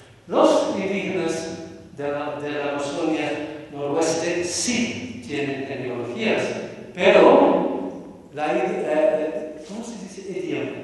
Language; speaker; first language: Spanish; non-native, fluent; English